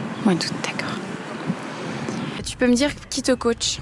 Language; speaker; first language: French; native; French